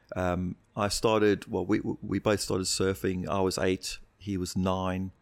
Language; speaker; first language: English; native; English